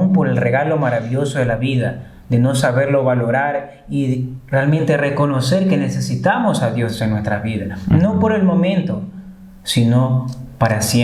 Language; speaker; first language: Spanish; native; Spanish